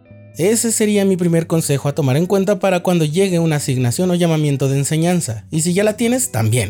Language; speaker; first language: Spanish; native; Spanish